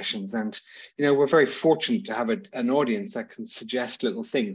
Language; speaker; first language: English; native; English